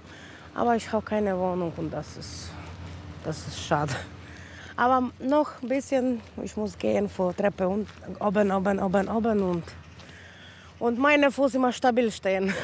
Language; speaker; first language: German; non-native, learner; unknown